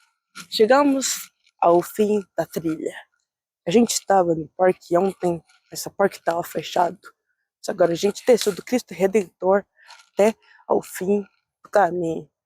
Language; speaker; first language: Portuguese; non-native, fluent; French